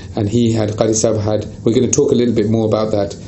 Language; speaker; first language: English; early bilingual, other home language; Urdu